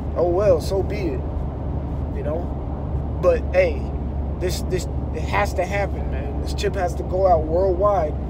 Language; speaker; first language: English; native; English